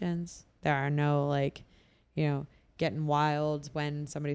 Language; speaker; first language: English; native; English